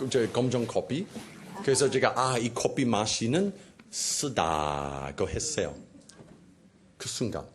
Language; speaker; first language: Korean; non-native, fluent; English